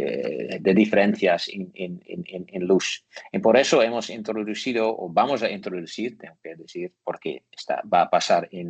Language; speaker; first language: Spanish; non-native, learner; Dutch